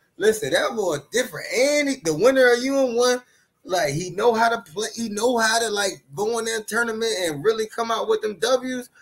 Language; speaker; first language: English; native; English